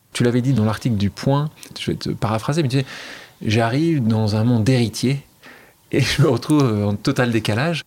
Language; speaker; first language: French; native; French